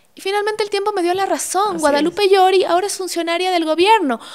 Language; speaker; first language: Spanish; native; Spanish